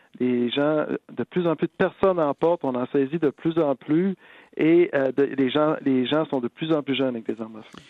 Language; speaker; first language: French; native; French